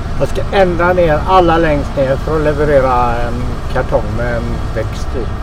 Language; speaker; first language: Swedish; native; Swedish